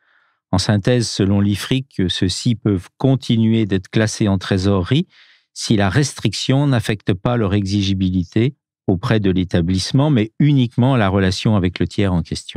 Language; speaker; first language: French; native; French